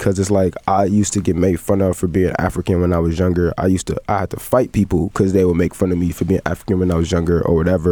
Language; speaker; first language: English; native; English